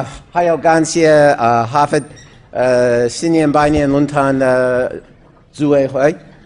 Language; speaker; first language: Chinese; non-native, learner; English